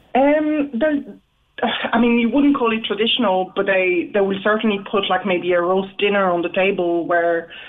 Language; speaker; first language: English; non-native, fluent; French